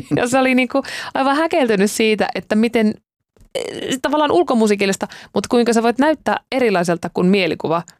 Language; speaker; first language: Finnish; native; Finnish